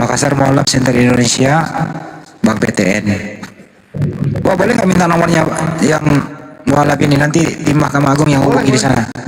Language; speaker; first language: Indonesian; native; Indonesian